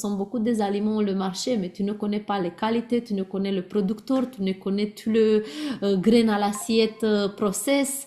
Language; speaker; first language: French; non-native, learner; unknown